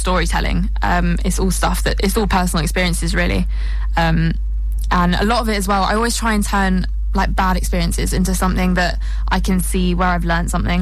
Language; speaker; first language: English; native; English